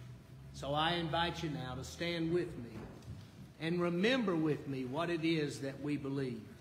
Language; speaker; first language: English; native; English